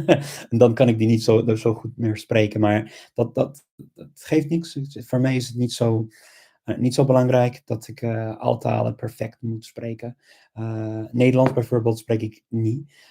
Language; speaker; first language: Dutch; non-native, fluent; English